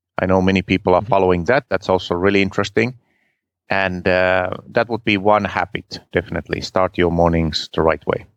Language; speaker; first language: English; non-native, fluent; Finnish